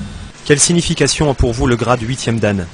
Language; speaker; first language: French; native; French